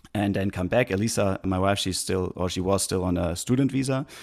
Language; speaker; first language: English; non-native, fluent; German